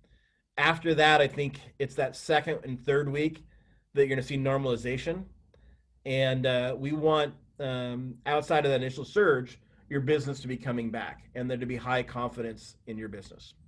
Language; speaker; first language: English; native; English